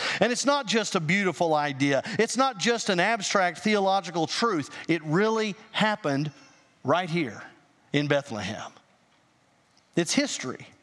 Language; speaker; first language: English; native; English